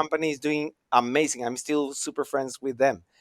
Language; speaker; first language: English; non-native, fluent; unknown